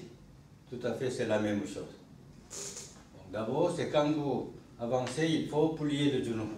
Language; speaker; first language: French; non-native, learner; Korean